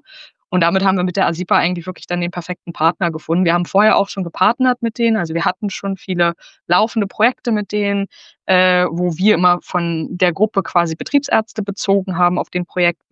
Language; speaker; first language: German; native; German